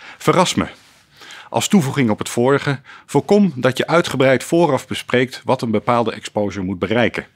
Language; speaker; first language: Dutch; native; Dutch